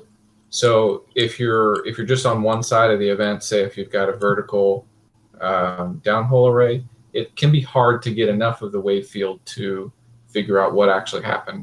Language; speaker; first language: English; native; English